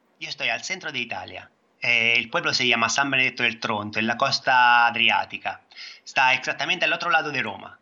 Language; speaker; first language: Spanish; non-native, fluent; Italian